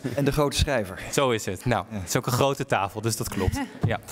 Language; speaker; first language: Dutch; native; Dutch